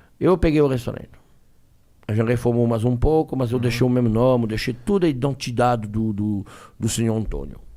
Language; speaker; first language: Portuguese; non-native, fluent; French